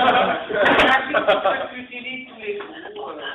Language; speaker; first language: French; native; French